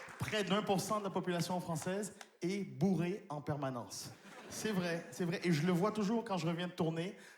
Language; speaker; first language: French; native; French